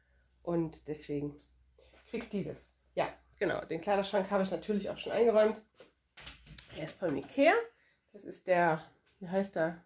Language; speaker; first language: German; native; German